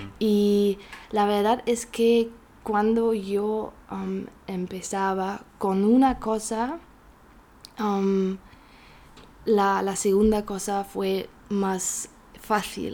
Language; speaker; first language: Spanish; non-native, learner; German